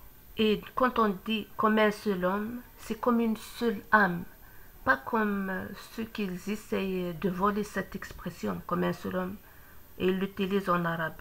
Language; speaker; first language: French; non-native, local second language; Kabyle